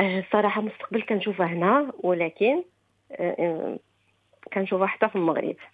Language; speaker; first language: Arabic; early bilingual, heritage; Arabic